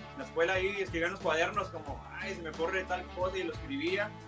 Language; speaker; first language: Spanish; early bilingual, heritage; Spanish